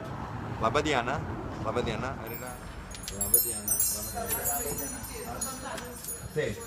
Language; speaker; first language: Lithuanian; non-native, learner; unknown